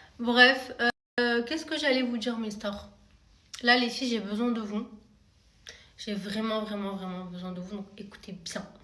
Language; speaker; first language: French; native; French